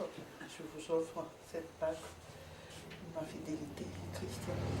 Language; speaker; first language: French; native; French